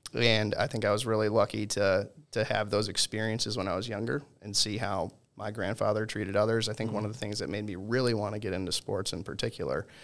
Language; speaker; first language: English; native; English